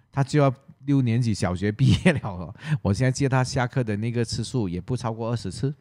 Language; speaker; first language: Chinese; non-native, local second language; Cantonese